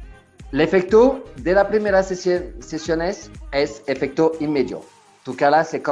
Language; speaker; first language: Spanish; non-native, learner; French